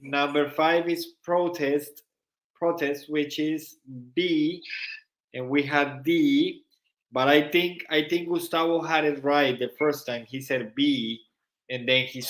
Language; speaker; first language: English; non-native, fluent; Spanish